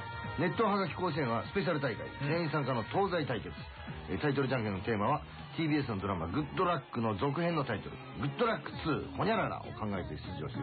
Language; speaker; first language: Japanese; native; Japanese